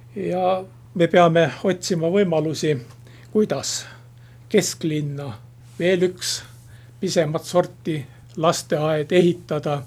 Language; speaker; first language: Estonian; native; Estonian